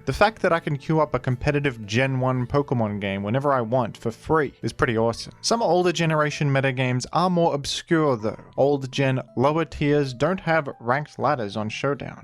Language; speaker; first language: English; native; English